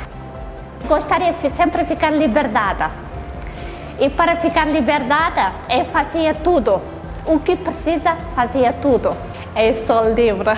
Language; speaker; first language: Portuguese; non-native, learner; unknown